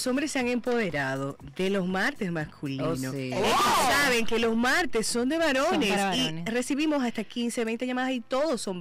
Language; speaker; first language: Spanish; native; Spanish